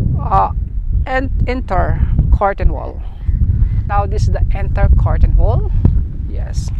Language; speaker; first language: English; non-native, learner; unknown